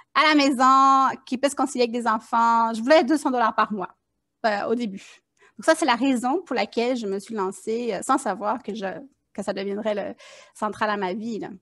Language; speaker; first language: French; native; French